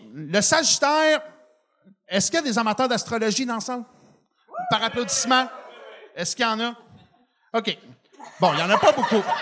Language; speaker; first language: French; native; French